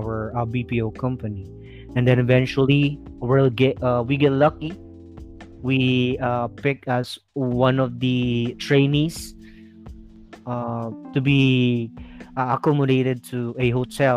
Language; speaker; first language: English; non-native, local second language; Filipino